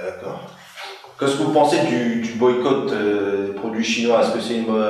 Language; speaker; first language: French; native; French